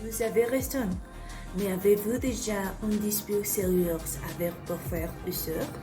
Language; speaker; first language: French; non-native, learner; Spanish